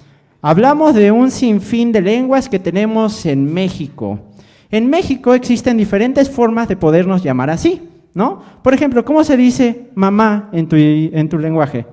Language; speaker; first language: Spanish; native; Spanish